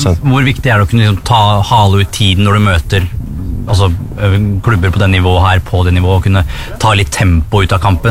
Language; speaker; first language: Norwegian; native; Norwegian